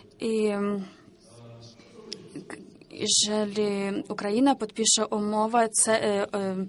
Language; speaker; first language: Polish; non-native, learner; Ukrainian